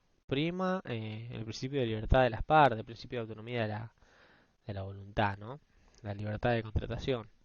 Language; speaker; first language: Spanish; native; Spanish